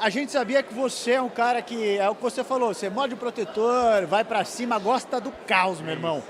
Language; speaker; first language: Portuguese; native; Portuguese